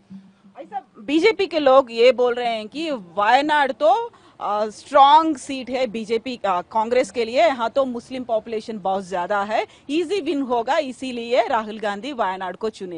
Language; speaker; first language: Hindi; non-native, local second language; Telugu